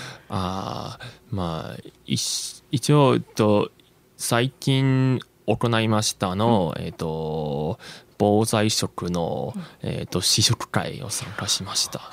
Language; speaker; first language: Japanese; non-native, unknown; Chinese